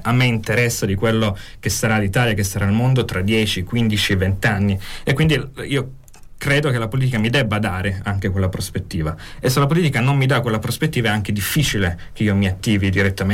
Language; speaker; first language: Italian; native; Italian